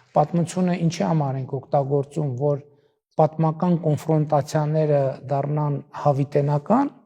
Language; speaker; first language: Armenian; native; Armenian